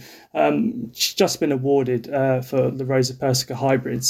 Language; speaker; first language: English; native; English